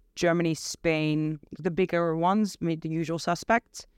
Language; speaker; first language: English; non-native, fluent; Dutch